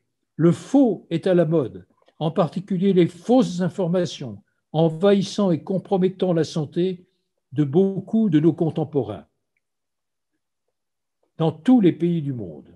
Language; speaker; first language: French; native; French